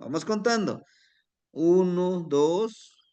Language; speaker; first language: Spanish; native; Spanish